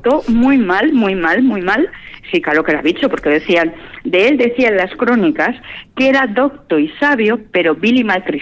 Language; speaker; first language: Spanish; native; Spanish